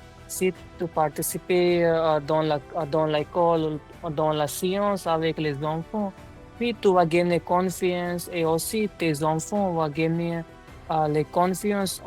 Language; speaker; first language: French; non-native, learner; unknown